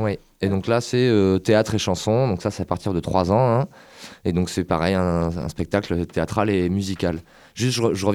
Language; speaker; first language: French; native; French